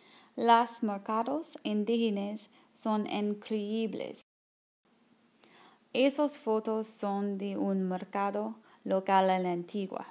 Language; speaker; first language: Spanish; non-native, learner; English